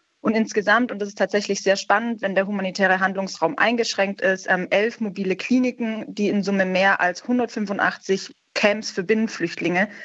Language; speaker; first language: German; native; German